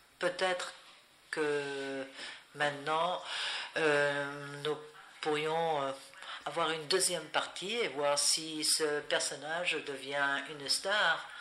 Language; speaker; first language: French; non-native, fluent; Spanish